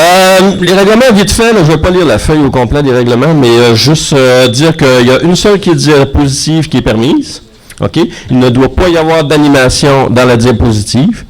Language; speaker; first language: French; native; French